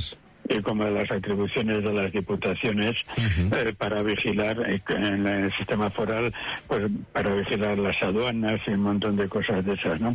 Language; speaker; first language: Spanish; native; Spanish